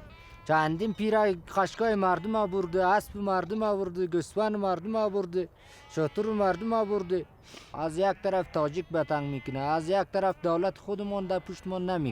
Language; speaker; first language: Persian; non-native, local second language; Kyrgyz